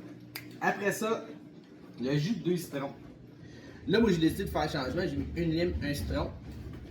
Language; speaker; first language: French; native; French